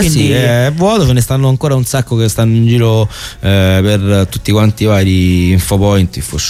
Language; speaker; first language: Italian; native; Italian